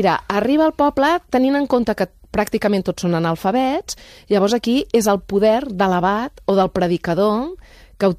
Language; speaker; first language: Catalan; native; Catalan